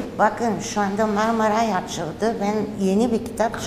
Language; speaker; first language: Turkish; non-native, fluent; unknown